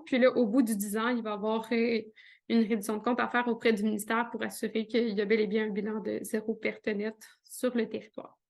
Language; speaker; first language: French; native; French